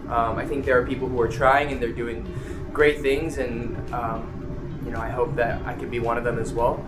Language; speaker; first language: English; native; English